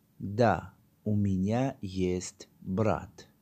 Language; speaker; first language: Russian; non-native, learner; Tajik